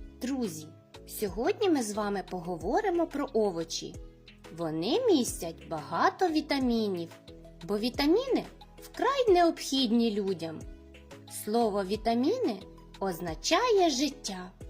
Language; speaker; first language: Ukrainian; native; Ukrainian